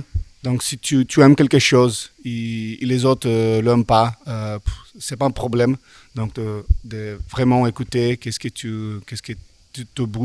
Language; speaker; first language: French; non-native, learner; Portuguese